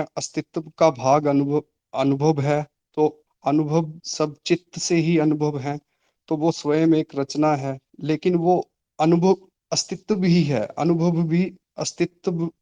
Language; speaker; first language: Hindi; native; Hindi